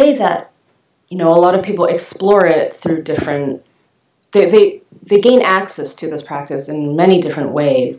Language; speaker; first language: English; non-native, local second language; Cantonese